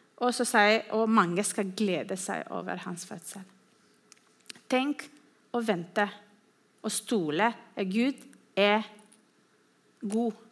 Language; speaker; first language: Norwegian; non-native, fluent; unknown